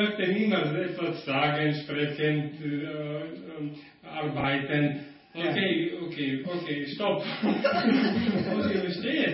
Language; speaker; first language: German; non-native, learner; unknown